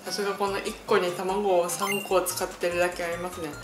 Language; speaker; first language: Japanese; native; Japanese